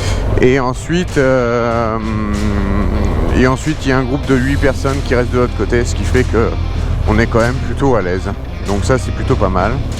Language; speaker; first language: French; native; French